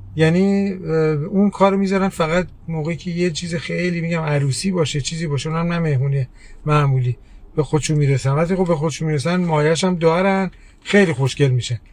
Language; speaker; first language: Persian; early bilingual, heritage; Persian